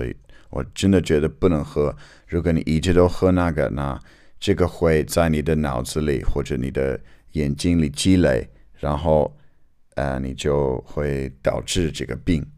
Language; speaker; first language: Chinese; non-native, learner; English